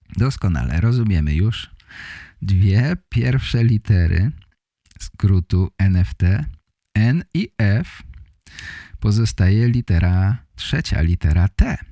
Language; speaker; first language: Polish; native; Polish